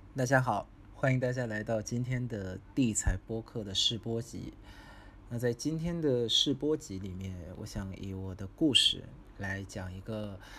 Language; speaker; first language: Chinese; non-native, fluent; Vietnamese